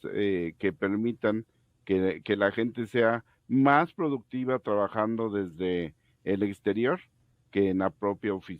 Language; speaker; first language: Spanish; native; Spanish